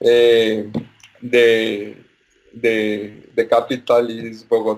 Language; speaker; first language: English; non-native, learner; Spanish